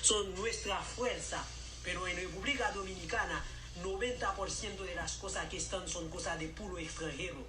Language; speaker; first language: Spanish; non-native, learner; Haitian Creole